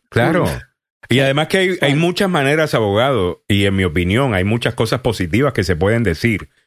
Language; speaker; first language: Spanish; native; Spanish